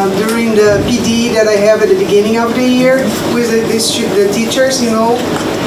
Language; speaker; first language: English; non-native, fluent; Portuguese